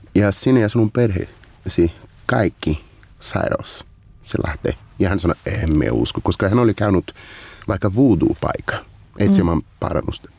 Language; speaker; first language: Finnish; non-native, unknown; Portuguese